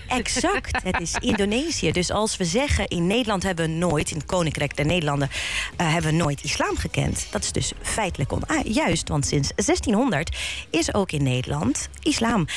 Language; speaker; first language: Dutch; early bilingual, other home language; Bosnian